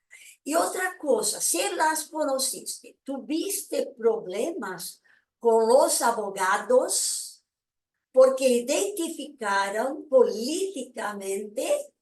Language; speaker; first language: Spanish; non-native, fluent; Portuguese